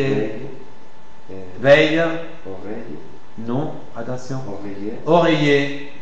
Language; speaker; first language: French; non-native, fluent; Spanish